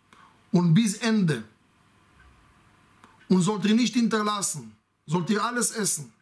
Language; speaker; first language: German; non-native, fluent; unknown